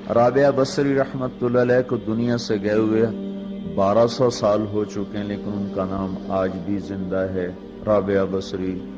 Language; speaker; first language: Urdu; non-native, local second language; Punjabi